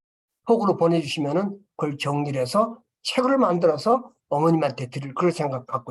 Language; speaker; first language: Korean; native; Korean